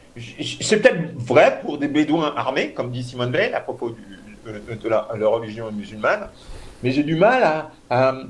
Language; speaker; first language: French; native; French